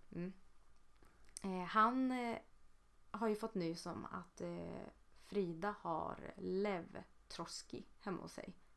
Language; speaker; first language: Swedish; native; Swedish